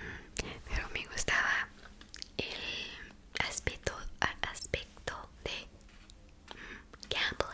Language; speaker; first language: Spanish; non-native, fluent; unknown